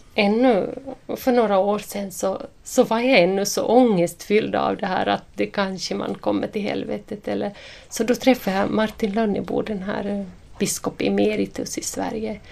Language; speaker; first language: Swedish; native; Swedish